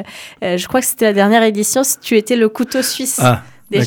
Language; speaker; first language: French; native; French